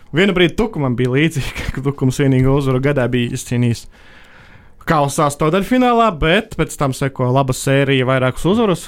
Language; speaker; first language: Latvian; native; Latvian